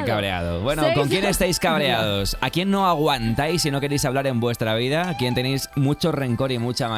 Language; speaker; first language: Spanish; native; Spanish